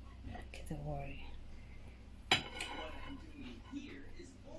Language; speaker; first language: English; non-native, learner; Filipino